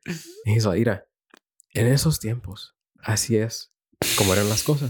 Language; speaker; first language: Spanish; early bilingual, heritage; Spanish